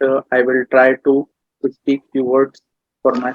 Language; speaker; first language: English; non-native, learner; Hindi